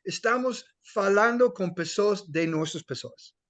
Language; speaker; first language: Portuguese; non-native, learner; English